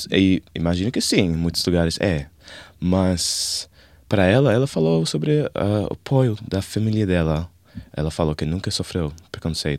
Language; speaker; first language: Portuguese; non-native, learner; English